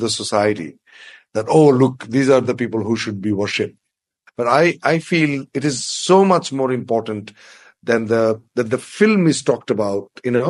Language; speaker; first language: English; non-native, local second language; Assamese